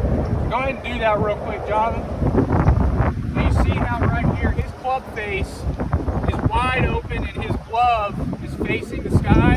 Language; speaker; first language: English; native; English